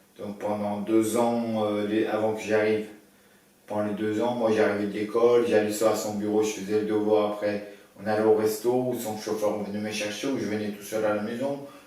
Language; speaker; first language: French; early bilingual, other home language; Persian